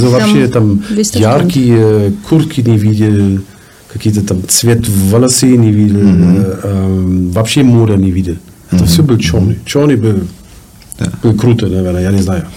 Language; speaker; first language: Russian; non-native, learner; German